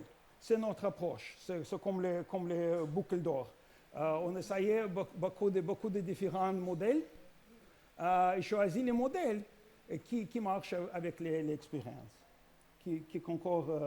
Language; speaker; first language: French; non-native, learner; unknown